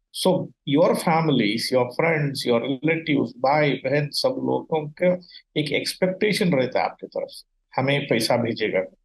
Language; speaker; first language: Hindi; non-native, local second language; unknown